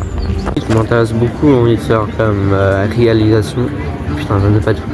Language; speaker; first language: French; early bilingual, other home language; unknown